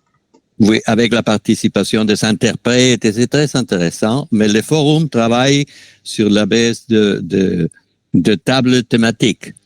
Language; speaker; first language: French; non-native, fluent; Spanish